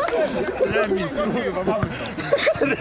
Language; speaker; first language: Polish; native; Polish